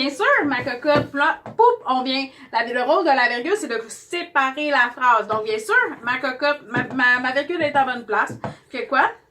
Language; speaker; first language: French; native; French